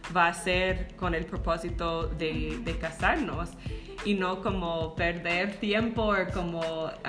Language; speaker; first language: Spanish; non-native, fluent; English